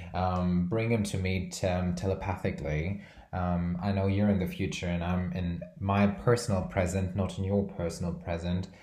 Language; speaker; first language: English; non-native, fluent; Portuguese